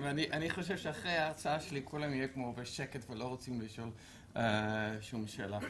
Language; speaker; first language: Hebrew; non-native, fluent; Dutch